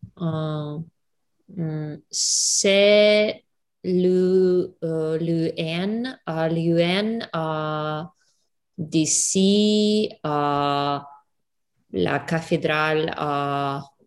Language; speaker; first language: French; non-native, learner; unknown